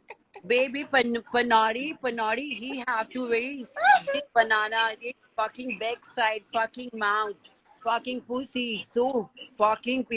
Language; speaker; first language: English; non-native, learner; Hindi